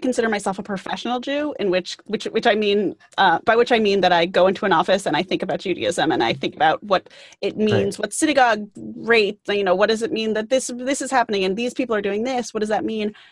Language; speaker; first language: English; native; English